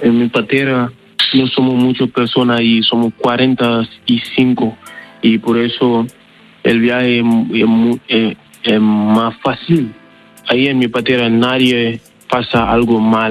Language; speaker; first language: Spanish; non-native, learner; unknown